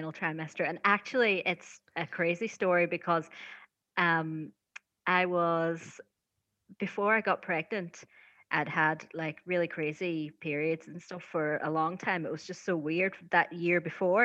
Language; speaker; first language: English; native; English